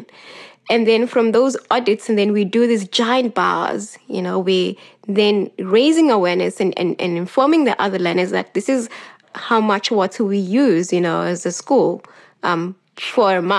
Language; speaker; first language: English; non-native, local second language; Xhosa